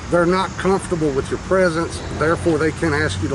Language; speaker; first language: English; native; English